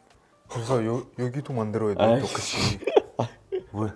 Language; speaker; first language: Korean; non-native, learner; Russian